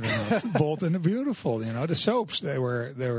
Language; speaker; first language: English; non-native, fluent; Dutch